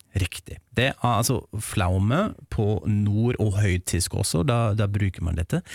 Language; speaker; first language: Norwegian; non-native, fluent; German